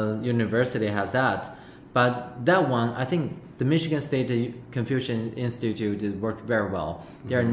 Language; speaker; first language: English; non-native, fluent; Chinese